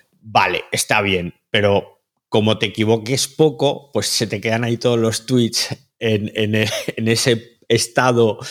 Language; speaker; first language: Spanish; native; Spanish